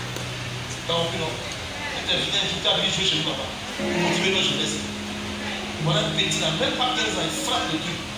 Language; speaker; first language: French; native; French